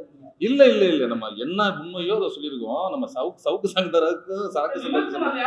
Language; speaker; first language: Tamil; native; Tamil